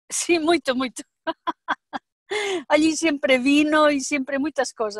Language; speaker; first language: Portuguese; non-native, learner; Spanish